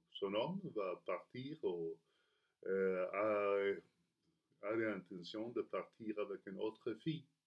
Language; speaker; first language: French; non-native, fluent; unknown